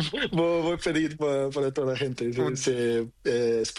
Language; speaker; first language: Spanish; non-native, learner; Portuguese